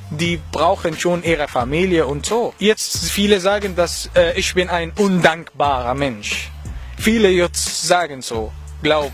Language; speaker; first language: German; non-native, learner; Arabic